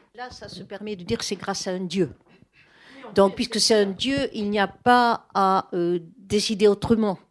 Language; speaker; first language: French; native; French